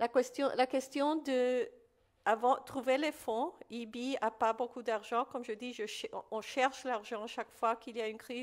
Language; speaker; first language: French; non-native, fluent; Spanish